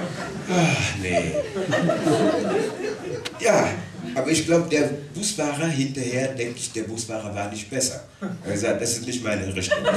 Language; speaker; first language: German; non-native, local second language; Wolof